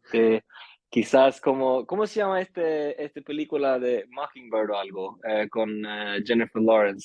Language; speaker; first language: Spanish; early bilingual, heritage; Swedish